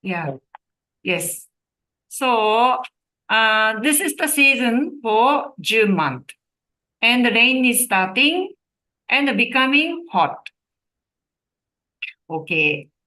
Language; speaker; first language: English; non-native, learner; Japanese